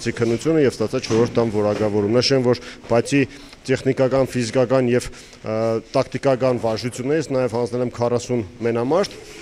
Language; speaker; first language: Armenian; native; Armenian